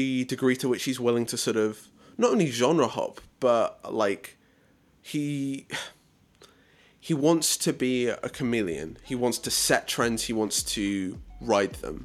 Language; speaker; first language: English; native; English